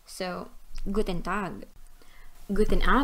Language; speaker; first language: German; non-native, fluent; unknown